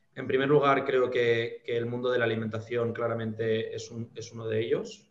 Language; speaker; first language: Spanish; native; Spanish